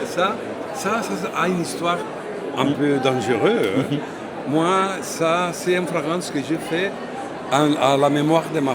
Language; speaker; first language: French; non-native, fluent; Spanish